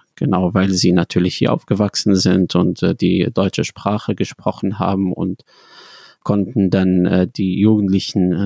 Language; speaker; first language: German; non-native, fluent; Arabic